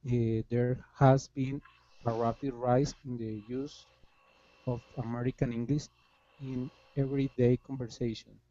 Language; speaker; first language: English; non-native, learner; Spanish